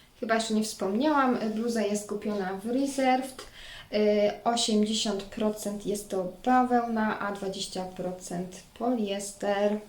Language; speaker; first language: Polish; native; Polish